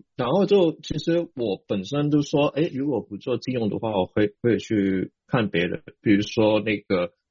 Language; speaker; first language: Chinese; non-native, local second language; Cantonese